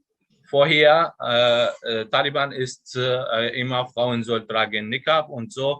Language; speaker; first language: German; non-native, learner; Arabic